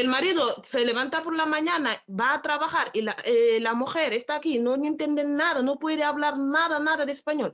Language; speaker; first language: Spanish; non-native, learner; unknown